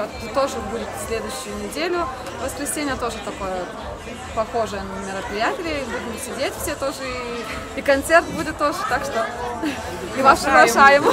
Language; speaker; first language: Russian; non-native, fluent; Lithuanian